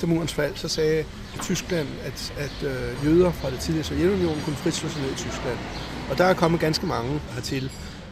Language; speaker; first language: Danish; native; Danish